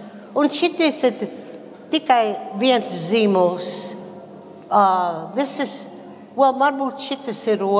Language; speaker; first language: Latvian; early bilingual, heritage; Latvian